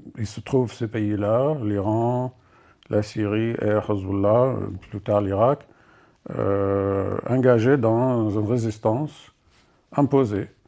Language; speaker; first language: French; non-native, fluent; Arabic